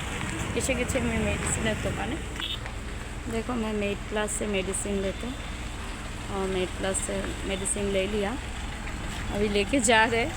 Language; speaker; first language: Hindi; non-native, local second language; Bangla